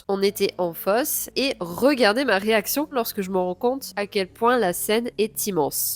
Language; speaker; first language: French; native; French